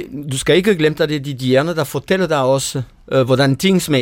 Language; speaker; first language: Danish; non-native, fluent; French